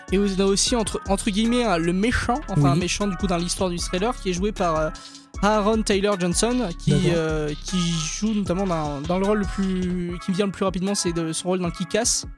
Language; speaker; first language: French; native; French